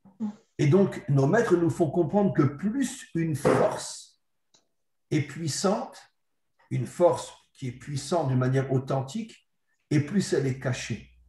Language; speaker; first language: French; native; French